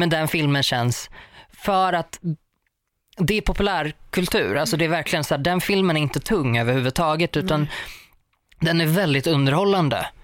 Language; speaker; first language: Swedish; native; Swedish